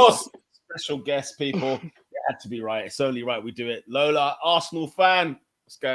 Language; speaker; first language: English; native; English